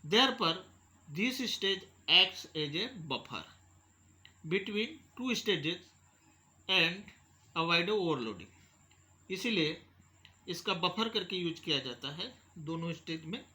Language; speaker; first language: Hindi; non-native, local second language; Marathi